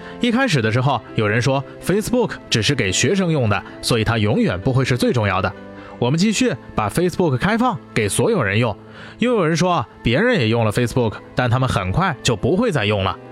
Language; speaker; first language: Chinese; non-native, learner; English